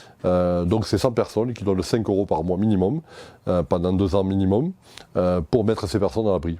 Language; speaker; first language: French; native; French